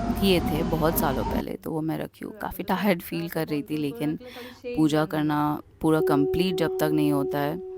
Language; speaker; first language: Hindi; non-native, local second language; Bangla